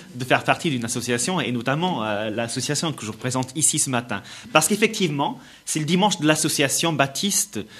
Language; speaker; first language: French; non-native, fluent; English